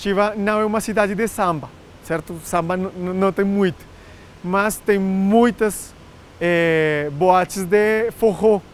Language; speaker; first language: Portuguese; non-native, fluent; Spanish